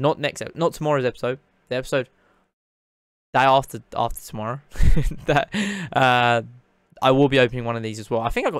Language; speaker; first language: English; native; English